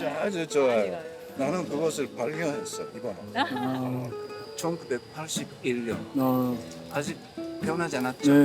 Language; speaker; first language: Korean; non-native, fluent; Japanese